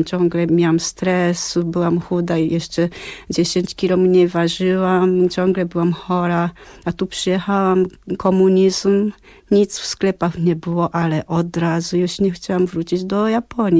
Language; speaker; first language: Polish; non-native, fluent; Japanese